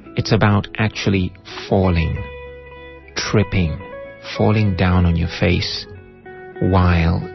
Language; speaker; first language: English; non-native, local second language; Ganda